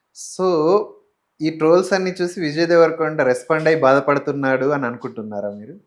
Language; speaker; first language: Telugu; native; Telugu